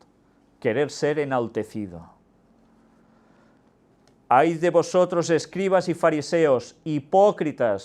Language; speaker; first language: Spanish; native; Spanish